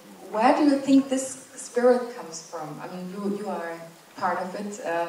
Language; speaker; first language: English; non-native, fluent; German